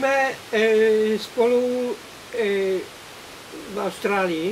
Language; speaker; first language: Czech; non-native, learner; English